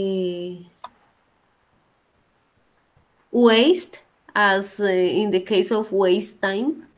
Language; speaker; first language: English; non-native, learner; Spanish